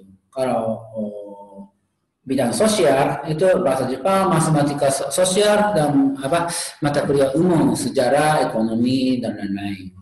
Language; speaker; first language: Indonesian; non-native, learner; Japanese